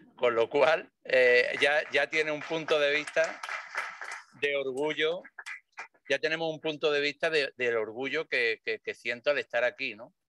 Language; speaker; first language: Spanish; native; Spanish